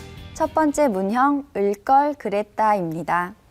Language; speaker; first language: Korean; native; Korean